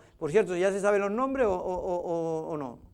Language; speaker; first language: Spanish; native; Spanish